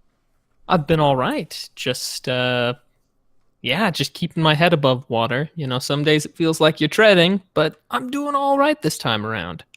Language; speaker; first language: English; native; English